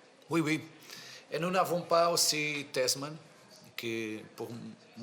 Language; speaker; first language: French; non-native, fluent; Portuguese